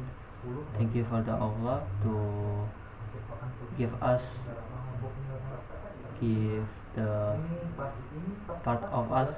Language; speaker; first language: English; non-native, learner; Indonesian